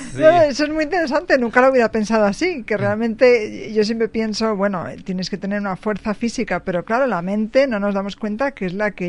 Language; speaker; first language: Spanish; native; Spanish